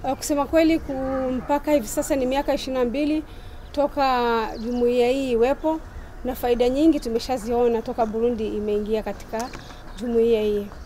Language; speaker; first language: Swahili; non-native, local second language; Rundi